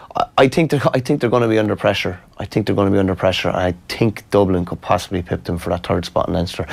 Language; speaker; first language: English; native; English